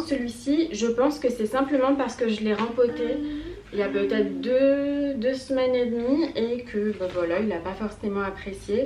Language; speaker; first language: French; native; French